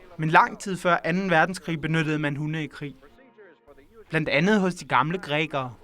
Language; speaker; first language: Danish; native; Danish